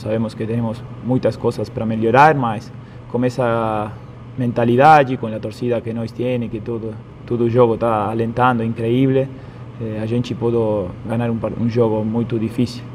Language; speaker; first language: Portuguese; non-native, fluent; Spanish